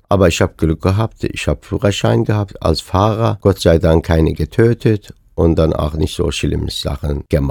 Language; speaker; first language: German; non-native, fluent; Persian